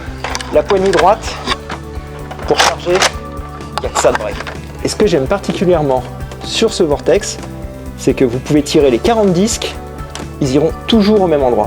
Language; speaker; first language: French; native; French